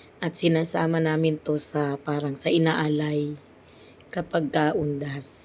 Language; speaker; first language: Filipino; native; Filipino